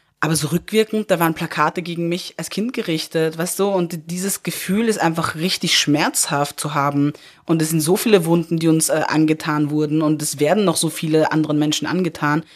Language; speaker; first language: German; early bilingual, other home language; Persian